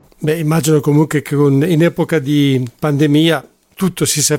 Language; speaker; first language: Italian; native; Italian